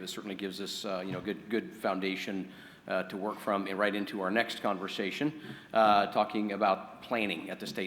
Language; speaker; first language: English; native; English